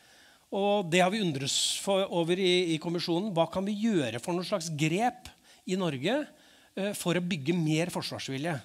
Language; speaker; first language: Norwegian; native; Norwegian